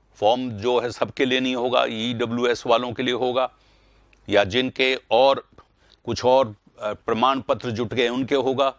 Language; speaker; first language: Hindi; native; Hindi